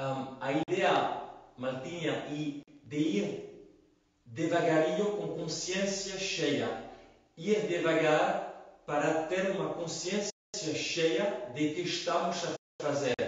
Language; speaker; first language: Portuguese; non-native, fluent; French